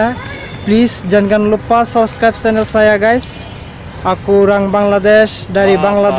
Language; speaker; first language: Indonesian; non-native, learner; Bangla